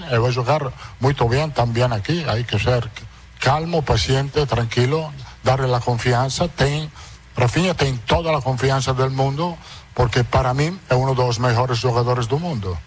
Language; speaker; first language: Portuguese; non-native, fluent; Italian